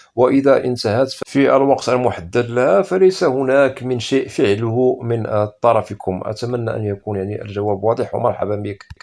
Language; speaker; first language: Arabic; native; Arabic